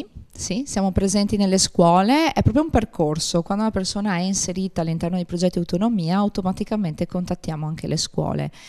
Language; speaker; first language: Italian; native; Italian